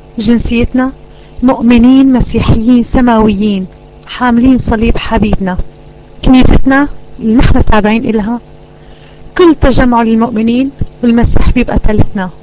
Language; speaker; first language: Arabic; native; Arabic